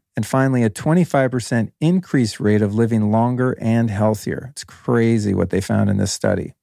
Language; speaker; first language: English; native; English